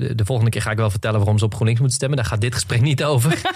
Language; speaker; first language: Dutch; native; Dutch